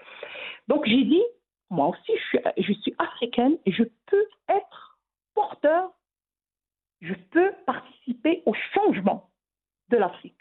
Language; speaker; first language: French; non-native, local second language; Arabic